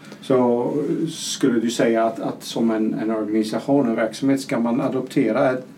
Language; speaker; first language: Swedish; non-native, fluent; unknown